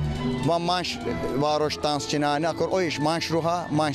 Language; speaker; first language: Hungarian; non-native, learner; Turkish